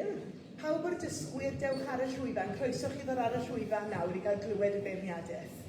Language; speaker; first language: Welsh; native; Welsh